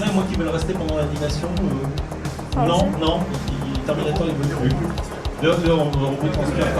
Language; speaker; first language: French; native; French